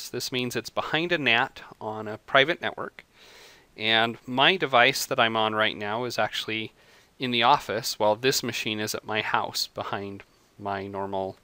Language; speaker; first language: English; native; English